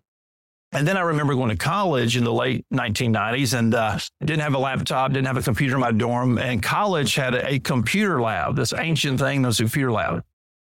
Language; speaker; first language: English; native; English